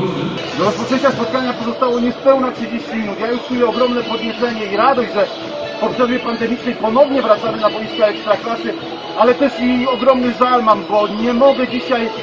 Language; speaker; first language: Polish; native; Polish